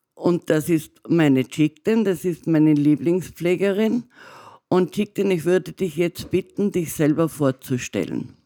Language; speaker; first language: German; native; German